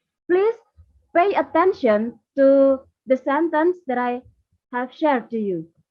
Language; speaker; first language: English; non-native, learner; Indonesian